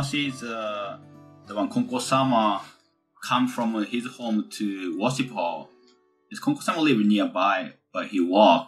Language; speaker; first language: English; non-native, fluent; Japanese